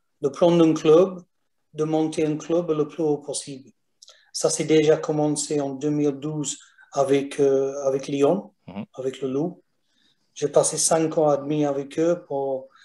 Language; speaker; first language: French; non-native, fluent; English